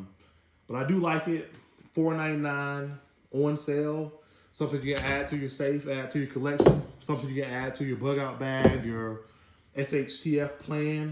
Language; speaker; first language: English; native; English